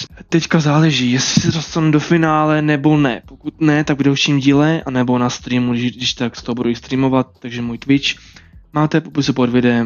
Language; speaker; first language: Czech; native; Czech